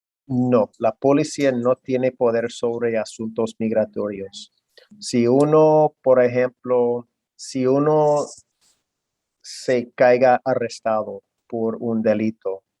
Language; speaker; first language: Spanish; non-native, fluent; English